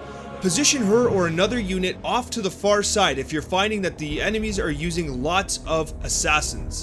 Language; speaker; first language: English; native; English